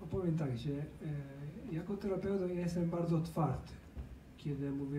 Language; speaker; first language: Polish; non-native, learner; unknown